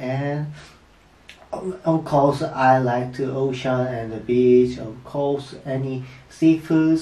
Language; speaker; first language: English; non-native, learner; Korean